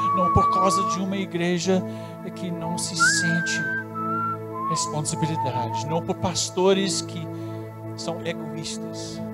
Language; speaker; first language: Portuguese; non-native, fluent; English